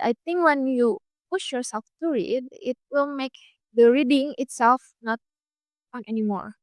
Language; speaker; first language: English; non-native, fluent; Indonesian